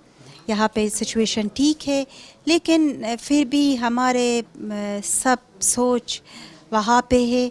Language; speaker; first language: Hindi; non-native, fluent; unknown